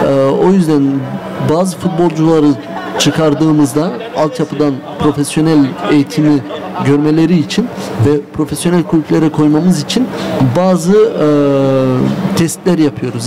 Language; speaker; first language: Turkish; early bilingual, heritage; Turkish